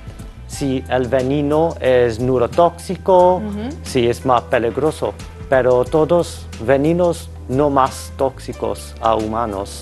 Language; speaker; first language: Spanish; non-native, learner; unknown